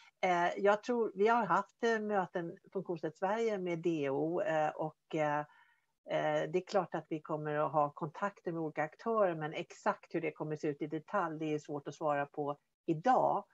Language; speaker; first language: Swedish; native; Swedish